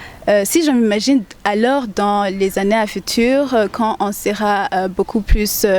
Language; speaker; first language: French; non-native, local second language; Rundi